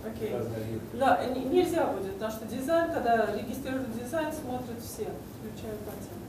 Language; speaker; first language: Russian; native; Russian